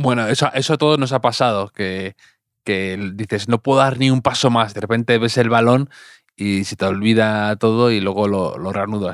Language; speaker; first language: Spanish; native; Spanish